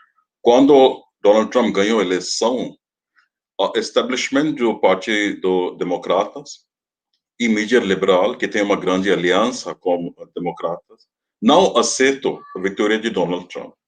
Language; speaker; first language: Portuguese; non-native, fluent; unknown